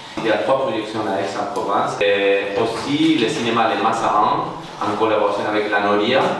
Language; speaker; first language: French; non-native, fluent; Spanish